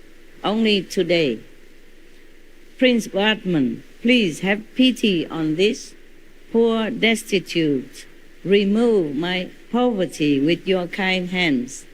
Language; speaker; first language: English; non-native, fluent; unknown